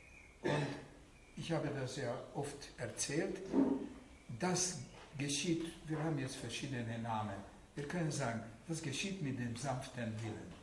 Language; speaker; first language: German; non-native, fluent; Hungarian